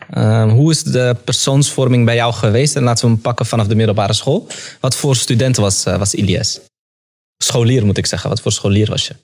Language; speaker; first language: Dutch; early bilingual, other home language; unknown